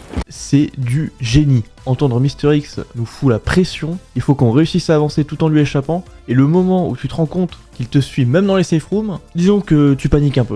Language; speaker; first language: French; native; French